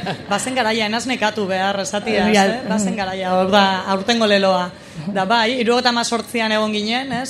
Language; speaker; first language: Basque; native; Basque